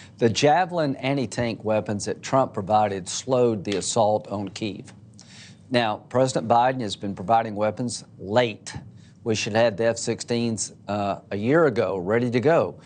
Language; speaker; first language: English; native; English